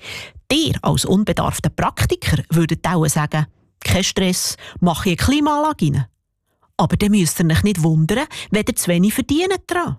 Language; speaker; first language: German; native; German